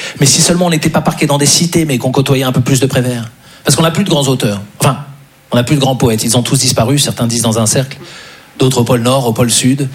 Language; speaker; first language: French; native; French